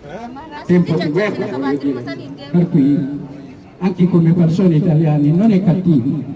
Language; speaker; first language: Italian; non-native, learner; Oromo